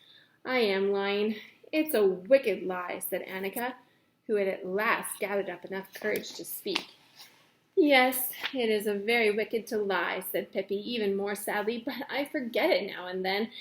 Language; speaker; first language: English; native; English